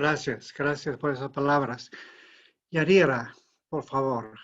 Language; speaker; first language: Spanish; non-native, fluent; English